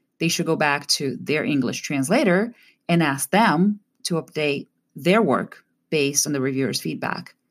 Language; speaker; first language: English; non-native, fluent; Portuguese